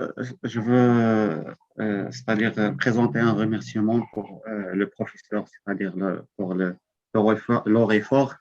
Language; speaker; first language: French; non-native, local second language; Arabic